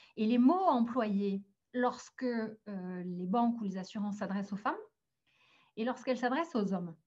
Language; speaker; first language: French; early bilingual, other home language; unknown